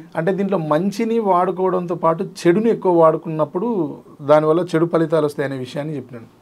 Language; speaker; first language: Telugu; native; Telugu